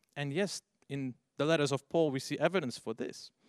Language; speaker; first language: English; non-native, fluent; Dutch